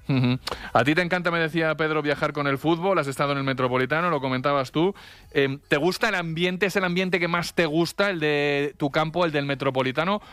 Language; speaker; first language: Spanish; native; Spanish